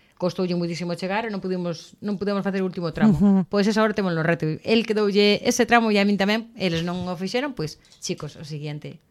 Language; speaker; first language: Galician; non-native, local second language; Spanish